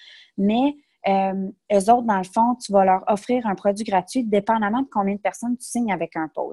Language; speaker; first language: French; native; French